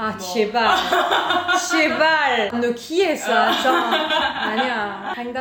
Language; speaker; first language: Korean; non-native, learner; French